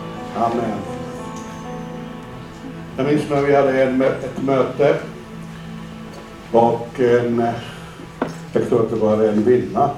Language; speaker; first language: Swedish; non-native, fluent; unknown